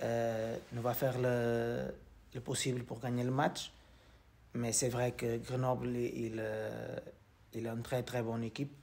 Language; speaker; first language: French; non-native, learner; Portuguese